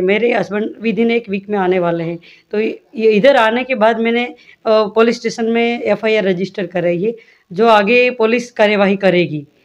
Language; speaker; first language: Hindi; non-native, local second language; Gujarati